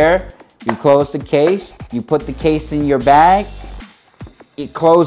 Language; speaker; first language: English; native; English